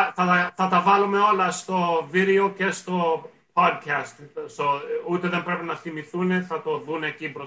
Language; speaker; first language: Greek; early bilingual, heritage; Greek